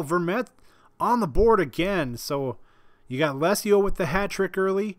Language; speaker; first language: English; native; English